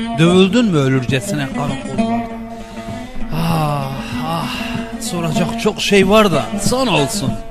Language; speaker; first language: Turkish; non-native, local second language; Kurdish